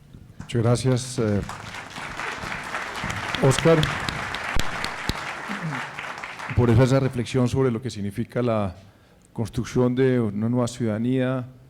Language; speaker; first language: Spanish; native; Spanish